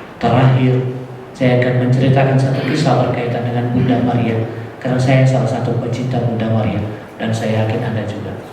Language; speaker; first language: Indonesian; non-native, local second language; Batak Toba